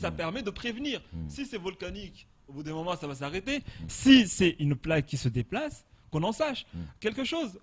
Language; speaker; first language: French; non-native, local second language; Comorian